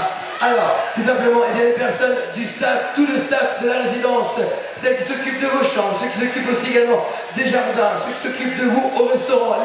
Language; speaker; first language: French; native; French